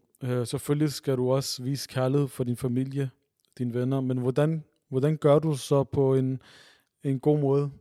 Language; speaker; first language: Danish; early bilingual, other home language; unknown